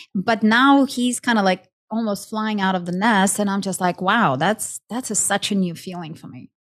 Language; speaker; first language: English; non-native, fluent; Ukrainian